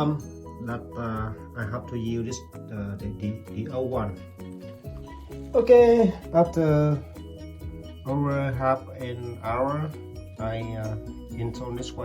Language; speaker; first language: English; non-native, learner; Vietnamese